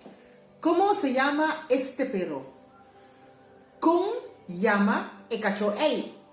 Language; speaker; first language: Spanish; non-native, fluent; Papiamento